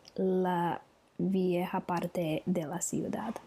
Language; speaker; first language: Spanish; non-native, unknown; English